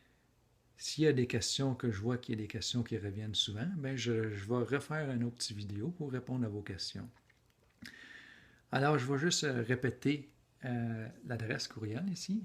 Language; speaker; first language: French; native; French